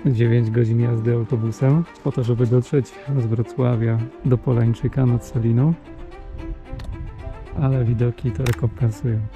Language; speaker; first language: Polish; native; Polish